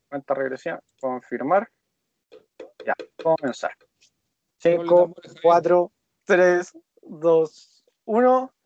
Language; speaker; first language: Spanish; native; Spanish